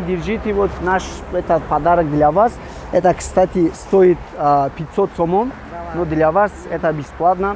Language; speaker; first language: Russian; non-native, local second language; Tajik